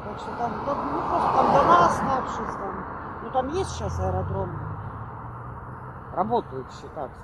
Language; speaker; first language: Russian; native; Russian